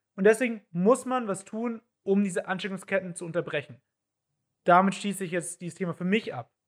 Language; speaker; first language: German; native; German